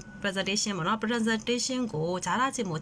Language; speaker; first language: Korean; non-native, fluent; Burmese